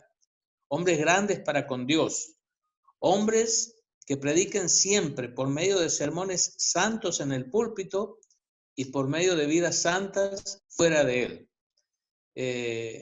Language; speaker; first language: Spanish; native; Spanish